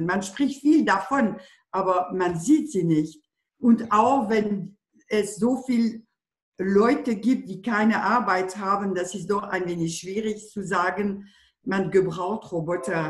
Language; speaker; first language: German; non-native, fluent; French